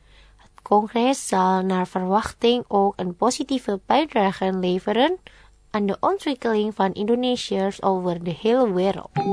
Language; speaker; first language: Dutch; non-native, fluent; Indonesian